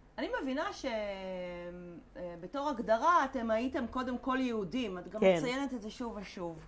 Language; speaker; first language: Hebrew; native; Hebrew